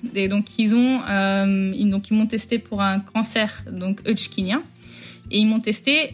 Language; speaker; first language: French; native; French